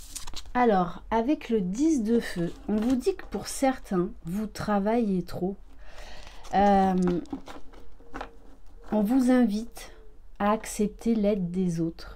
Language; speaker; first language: French; native; French